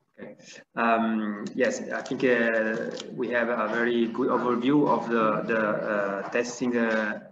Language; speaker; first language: English; non-native, fluent; Italian